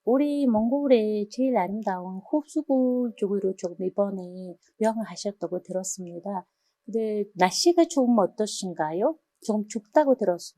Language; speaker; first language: Korean; non-native, fluent; Mongolian